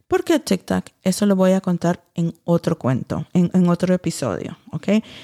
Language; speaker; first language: Spanish; early bilingual, heritage; Spanish